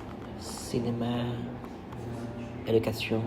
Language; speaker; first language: French; non-native, learner; Khmer